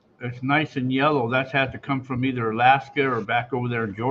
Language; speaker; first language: English; native; English